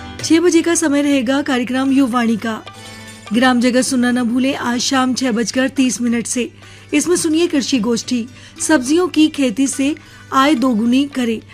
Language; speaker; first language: Hindi; native; Hindi